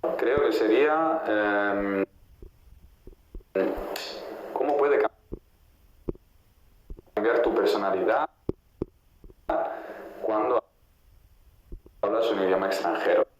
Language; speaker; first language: Spanish; non-native, fluent; Italian